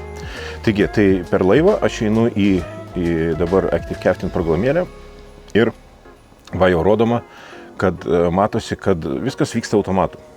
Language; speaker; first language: Lithuanian; native; Lithuanian